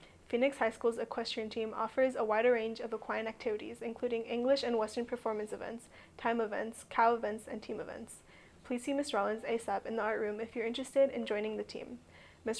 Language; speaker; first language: English; native; English